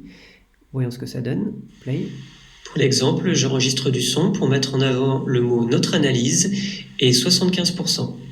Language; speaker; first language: French; native; French